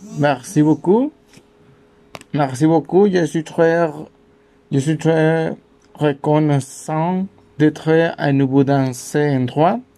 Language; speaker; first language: French; non-native, learner; Spanish